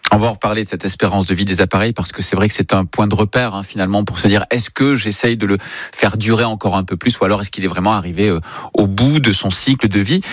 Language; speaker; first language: French; native; French